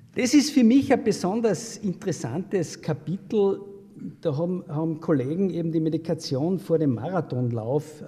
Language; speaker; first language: German; native; German